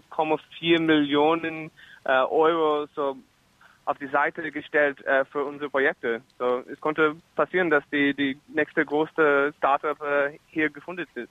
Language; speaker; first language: German; non-native, fluent; English